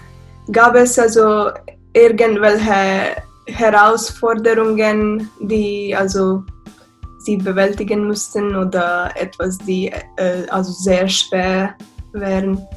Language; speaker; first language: German; non-native, learner; English